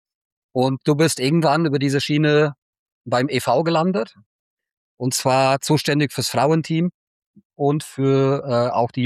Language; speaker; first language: German; native; German